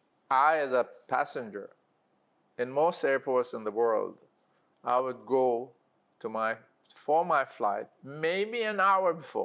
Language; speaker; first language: English; non-native, local second language; Arabic